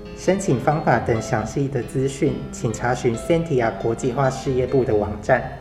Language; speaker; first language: Chinese; native; Chinese